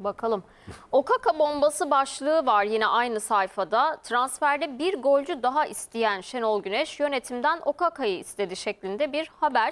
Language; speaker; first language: Turkish; native; Turkish